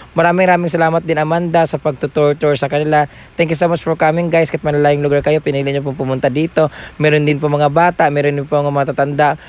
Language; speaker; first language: Filipino; non-native, local second language; Cebuano